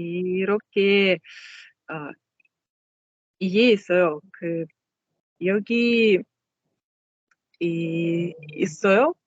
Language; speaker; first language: Korean; non-native, learner; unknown